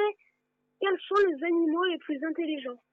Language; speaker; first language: French; native; French